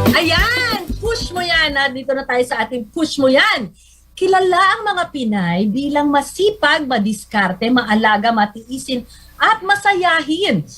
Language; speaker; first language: Filipino; native; Filipino